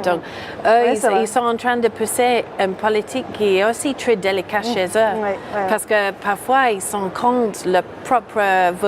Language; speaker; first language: French; non-native, fluent; English